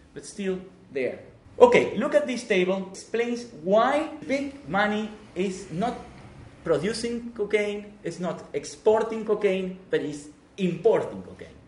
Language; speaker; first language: English; non-native, fluent; Spanish